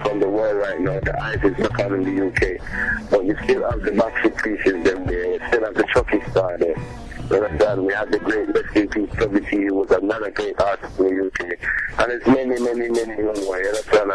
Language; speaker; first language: English; native; English